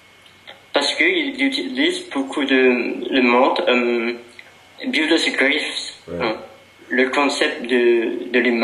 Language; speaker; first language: French; non-native, fluent; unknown